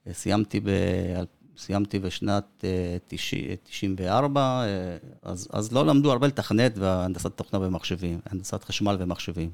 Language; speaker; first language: Hebrew; early bilingual, other home language; Spanish